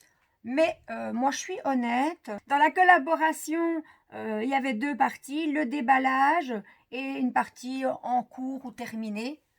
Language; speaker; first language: French; native; French